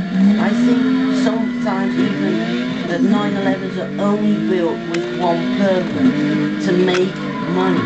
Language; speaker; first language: English; non-native, fluent; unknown